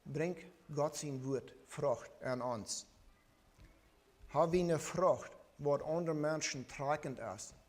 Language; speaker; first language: German; non-native, learner; Plautdietsch